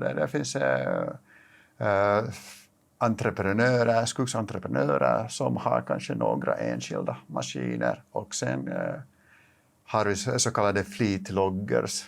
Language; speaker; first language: Swedish; non-native, local second language; Finnish